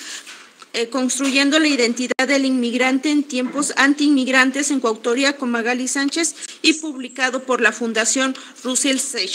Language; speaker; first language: Spanish; native; Spanish